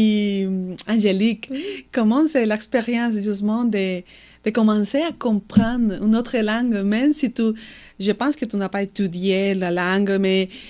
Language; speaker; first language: French; non-native, fluent; Spanish